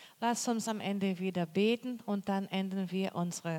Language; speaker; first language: German; non-native, learner; Portuguese